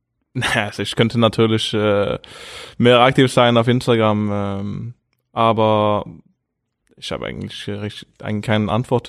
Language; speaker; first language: German; non-native, fluent; Norwegian